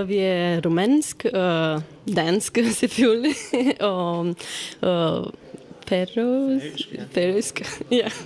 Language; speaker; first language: Danish; non-native, fluent; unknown